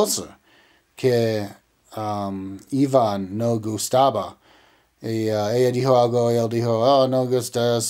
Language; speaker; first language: Spanish; non-native, learner; English